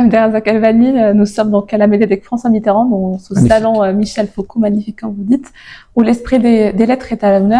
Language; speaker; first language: French; native; French